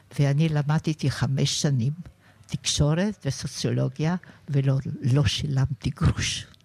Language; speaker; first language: Hebrew; non-native, fluent; German